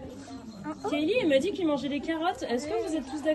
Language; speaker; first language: French; native; French